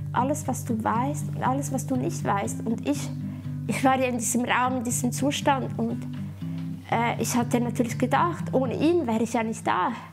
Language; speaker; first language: German; early bilingual, other home language; Italian